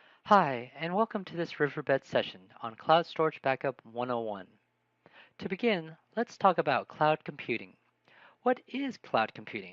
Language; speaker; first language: English; native; English